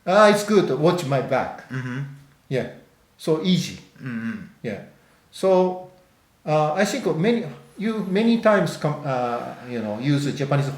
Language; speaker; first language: English; non-native, learner; Japanese